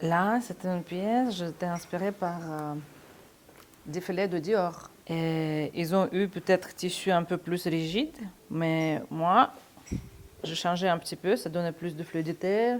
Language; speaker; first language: French; non-native, fluent; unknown